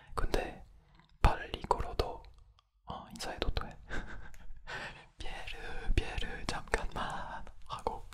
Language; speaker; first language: Korean; non-native, fluent; French